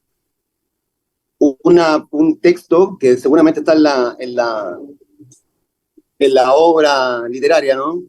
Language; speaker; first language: Spanish; native; Spanish